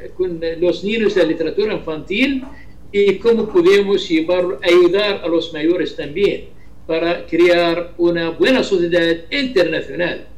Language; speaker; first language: Spanish; non-native, fluent; Arabic